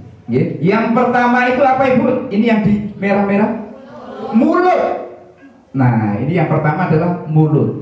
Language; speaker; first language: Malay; non-native, local second language; Javanese